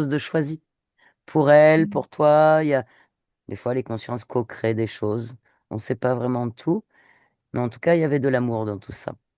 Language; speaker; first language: French; native; French